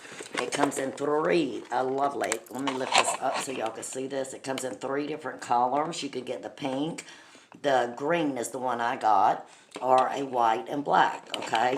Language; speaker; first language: English; native; English